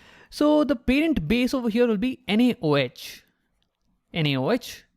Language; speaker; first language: English; non-native, local second language; Hindi